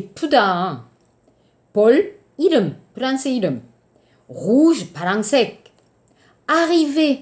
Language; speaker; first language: Korean; non-native, fluent; French